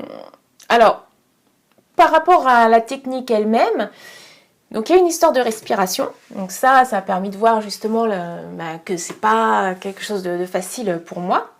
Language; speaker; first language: French; native; French